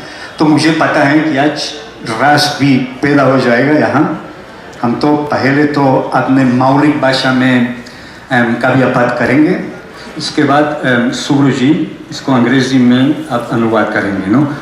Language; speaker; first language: Hindi; non-native, fluent; Spanish